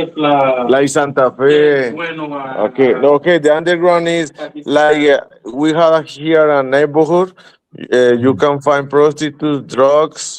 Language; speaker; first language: English; non-native, learner; Spanish